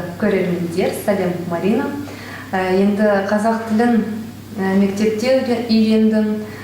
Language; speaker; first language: Kazakh; non-native, local second language; Russian